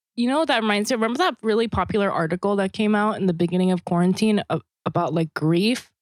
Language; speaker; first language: English; non-native, fluent; Korean